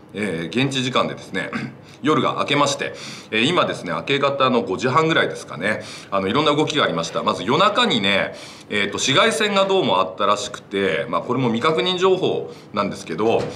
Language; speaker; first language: Japanese; native; Japanese